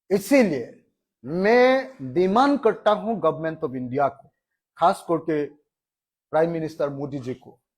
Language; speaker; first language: Hindi; non-native, local second language; Assamese